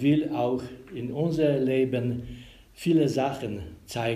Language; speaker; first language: German; non-native, learner; Polish